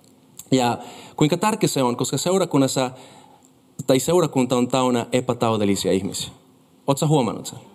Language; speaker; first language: Finnish; non-native, fluent; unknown